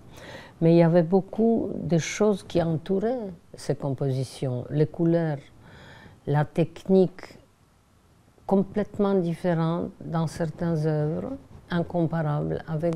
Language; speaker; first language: French; non-native, fluent; Polish